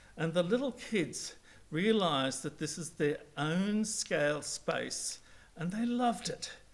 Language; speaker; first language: English; native; English